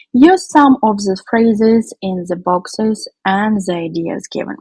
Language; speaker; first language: English; non-native, fluent; Ukrainian